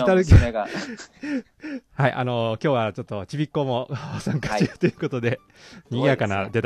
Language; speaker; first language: Japanese; native; Japanese